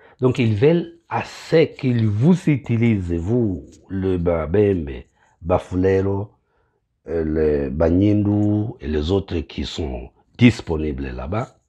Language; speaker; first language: French; non-native, local second language; Kinyarwanda